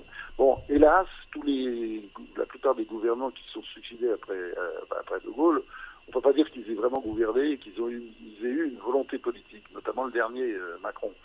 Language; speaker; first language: French; native; French